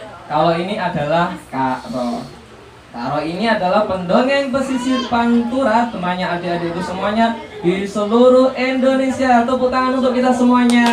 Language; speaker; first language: Indonesian; native; Indonesian